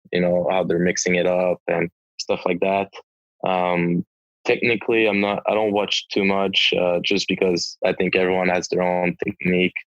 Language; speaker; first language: English; non-native, local second language; French